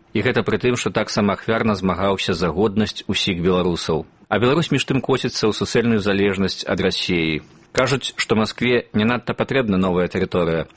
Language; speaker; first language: Belarusian; native; Belarusian